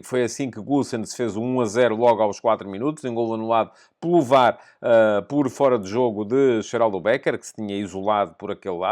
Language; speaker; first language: Portuguese; native; Portuguese